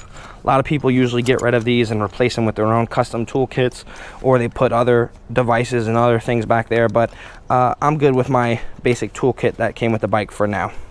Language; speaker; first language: English; native; English